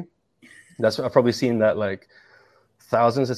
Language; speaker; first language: English; native; English